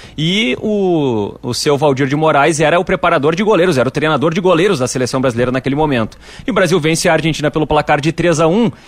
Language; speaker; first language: Portuguese; native; Portuguese